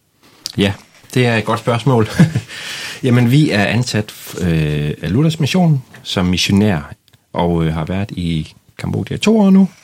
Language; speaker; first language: Danish; native; Danish